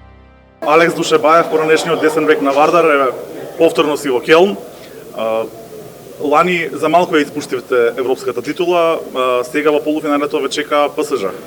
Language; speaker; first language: Macedonian; native; Macedonian